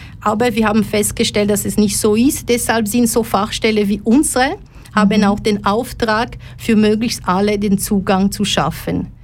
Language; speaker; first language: German; non-native, fluent; Lingala